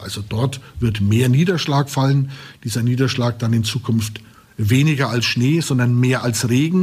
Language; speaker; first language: German; native; German